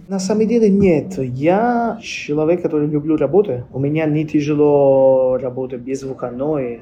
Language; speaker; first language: Russian; non-native, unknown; Italian